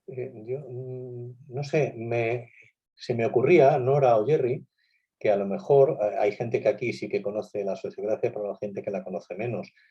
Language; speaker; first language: Spanish; native; Spanish